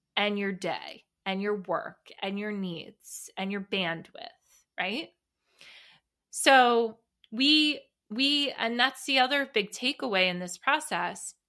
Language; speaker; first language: English; native; English